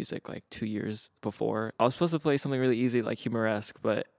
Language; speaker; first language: English; native; English